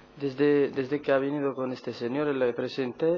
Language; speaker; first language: Spanish; non-native, learner; Arabic